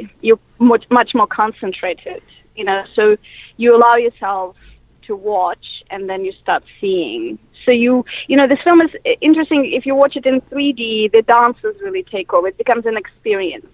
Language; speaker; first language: English; non-native, fluent; Russian